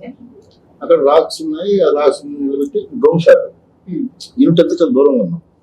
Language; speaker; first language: Telugu; native; Telugu